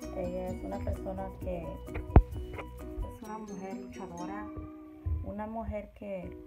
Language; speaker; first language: Spanish; early bilingual, heritage; Spanish